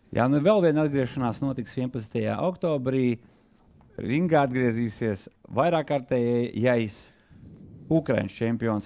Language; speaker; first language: Latvian; native; Latvian